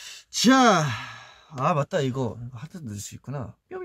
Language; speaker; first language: Korean; early bilingual, heritage; Korean